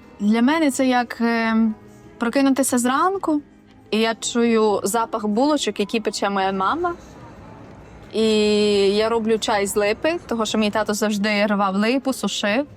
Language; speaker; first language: Ukrainian; native; Ukrainian